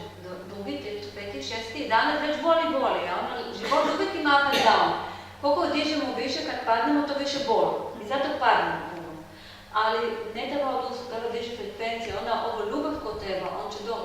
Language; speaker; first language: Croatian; non-native, learner; Hebrew